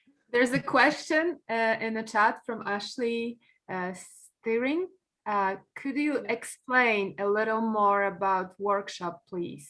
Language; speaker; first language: English; non-native, fluent; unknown